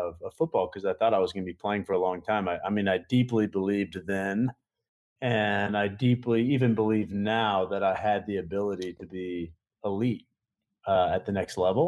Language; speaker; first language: English; native; English